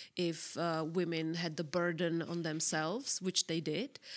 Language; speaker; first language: English; non-native, fluent; Czech